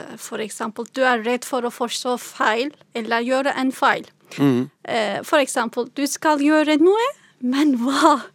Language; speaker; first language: Norwegian; non-native, fluent; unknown